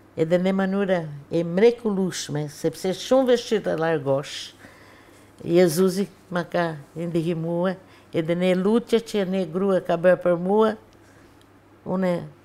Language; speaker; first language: Albanian; non-native, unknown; Portuguese